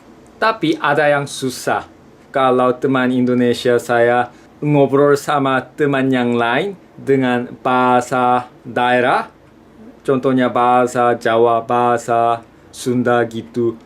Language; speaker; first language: Indonesian; non-native, fluent; Korean